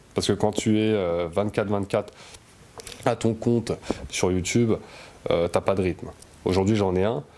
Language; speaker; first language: French; native; French